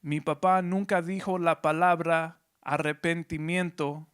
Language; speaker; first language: Spanish; early bilingual, heritage; Spanish